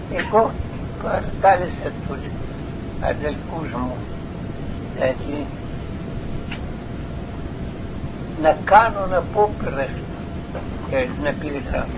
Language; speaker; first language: Greek; non-native, learner; Russian